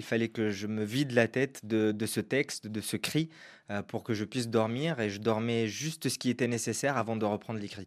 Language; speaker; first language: French; non-native, local second language; Arabic